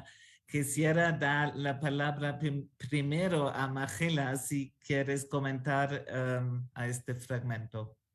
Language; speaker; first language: Spanish; non-native, fluent; German